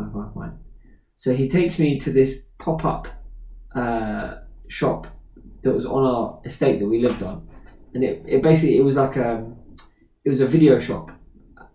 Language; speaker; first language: English; native; English